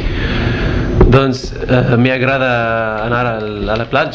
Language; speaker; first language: Catalan; non-native, learner; Arabic